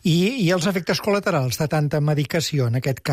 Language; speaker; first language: Catalan; native; Catalan